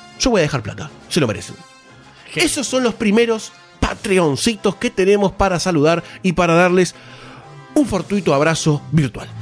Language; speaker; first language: Spanish; native; Spanish